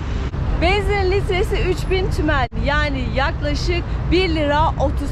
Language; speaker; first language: Turkish; native; Turkish